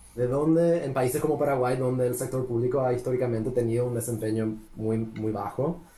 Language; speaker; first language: Spanish; early bilingual, heritage; Spanish